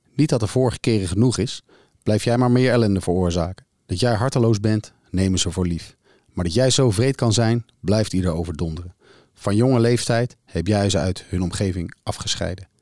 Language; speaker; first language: Dutch; native; Dutch